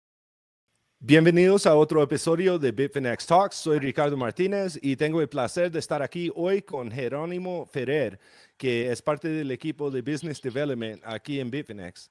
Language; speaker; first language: Spanish; non-native, fluent; English